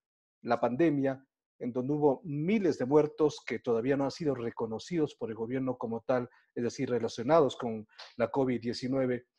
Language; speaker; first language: Spanish; native; Spanish